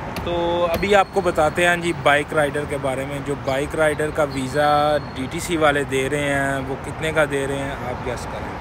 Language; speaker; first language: Urdu; non-native, local second language; Punjabi